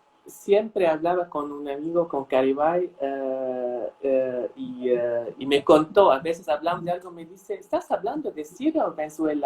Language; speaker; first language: Spanish; non-native, fluent; Arabic